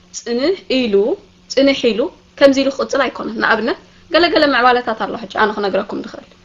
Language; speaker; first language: Tigrinya; native; Tigrinya